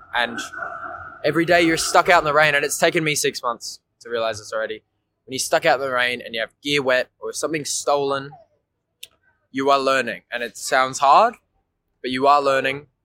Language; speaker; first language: English; native; English